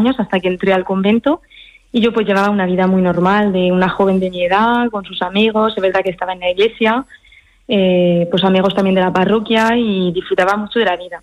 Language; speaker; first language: Spanish; early bilingual, heritage; French